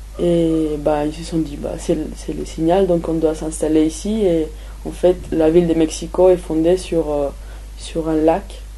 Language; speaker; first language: French; non-native, fluent; Spanish